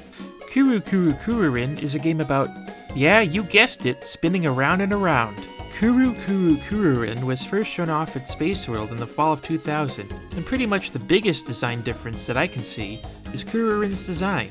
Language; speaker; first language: English; native; English